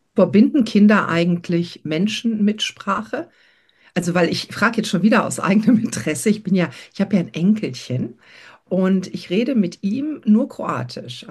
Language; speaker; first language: German; early bilingual, other home language; Croatian